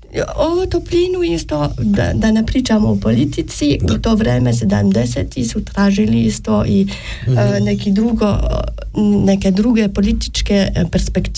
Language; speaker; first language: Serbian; non-native, fluent; German